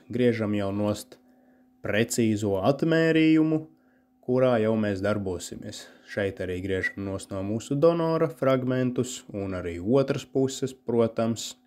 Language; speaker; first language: Latvian; native; Latvian